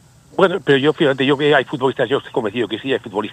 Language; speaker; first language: Spanish; native; Spanish